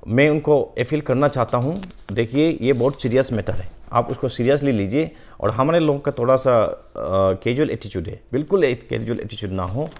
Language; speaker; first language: Hindi; non-native, local second language; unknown